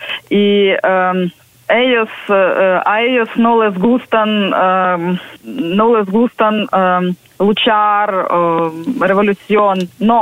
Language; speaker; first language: Spanish; non-native, learner; Ukrainian